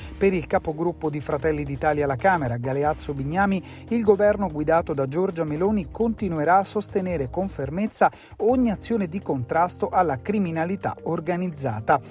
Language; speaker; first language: Italian; native; Italian